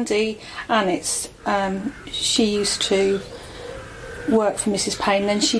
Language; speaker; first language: English; native; English